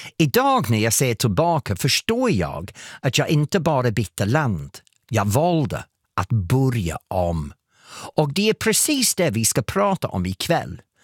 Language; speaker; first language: Swedish; non-native, fluent; English